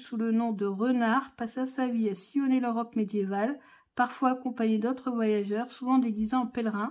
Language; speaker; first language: French; native; French